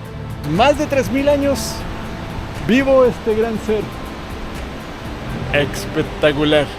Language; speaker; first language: Spanish; native; Spanish